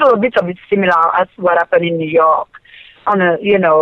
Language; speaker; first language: English; non-native, fluent; French